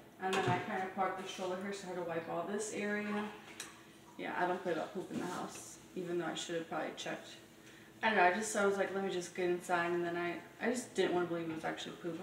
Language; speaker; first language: English; early bilingual, other home language; Spanish